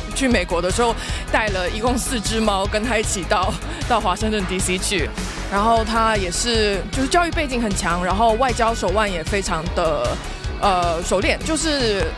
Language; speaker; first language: Chinese; native; Chinese